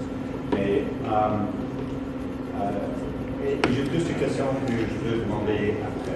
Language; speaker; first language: French; non-native, learner; English